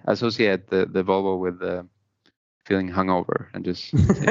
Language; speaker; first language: English; non-native, fluent; Spanish